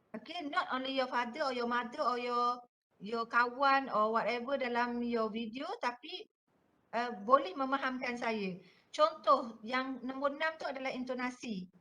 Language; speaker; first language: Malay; native; Malay